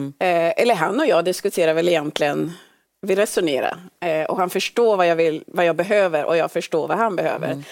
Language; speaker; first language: Swedish; early bilingual, other home language; Swahili